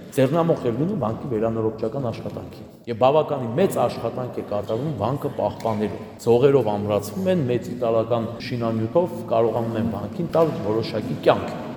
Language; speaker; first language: Armenian; native; Armenian